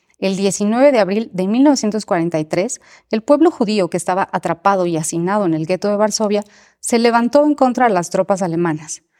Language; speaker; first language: Spanish; native; Spanish